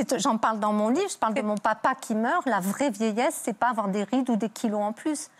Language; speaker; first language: French; native; French